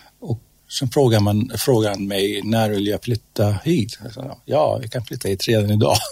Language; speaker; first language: Swedish; non-native, fluent; Persian